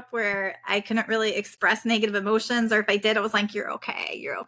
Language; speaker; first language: English; native; English